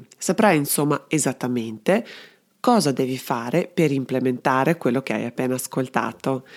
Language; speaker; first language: Italian; non-native, fluent; Serbian